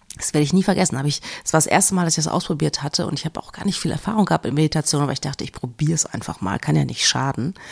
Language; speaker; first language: German; native; German